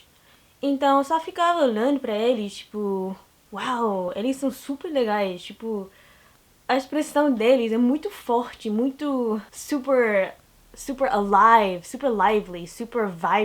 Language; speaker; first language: Portuguese; non-native, learner; English